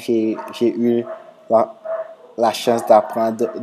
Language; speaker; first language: French; non-native, local second language; Haitian Creole